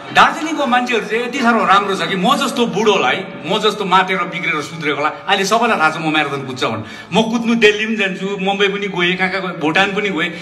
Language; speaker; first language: Nepali; native; Nepali